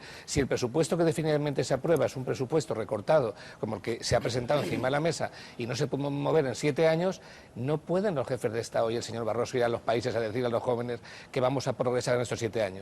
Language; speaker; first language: Spanish; native; Spanish